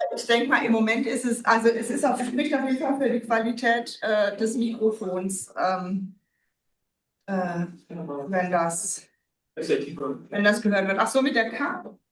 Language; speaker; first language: German; native; German